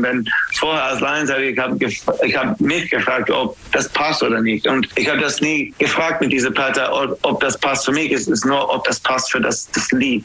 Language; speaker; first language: German; non-native, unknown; English